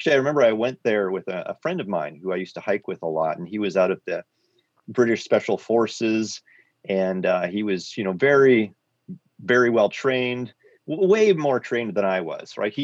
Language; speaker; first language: English; native; English